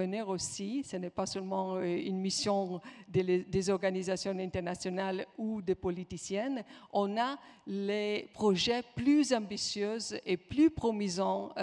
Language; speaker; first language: French; non-native, fluent; Italian